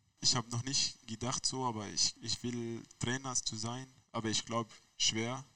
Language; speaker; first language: German; non-native, learner; Arabic